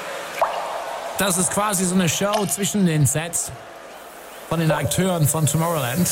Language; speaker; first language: German; native; German